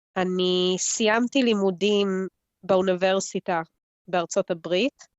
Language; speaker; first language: Hebrew; early bilingual, heritage; Hebrew